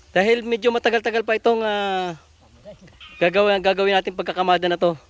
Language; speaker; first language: Filipino; native; Filipino